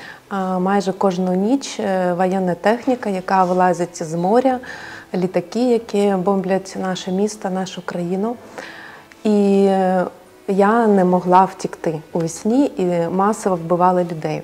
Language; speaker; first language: Ukrainian; non-native, local second language; Russian